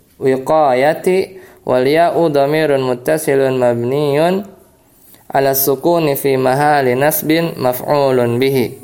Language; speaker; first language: Arabic; non-native, fluent; Indonesian